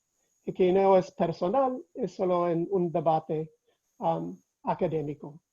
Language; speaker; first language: Spanish; non-native, fluent; English